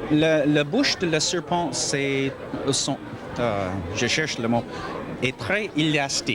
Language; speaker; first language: French; non-native, learner; English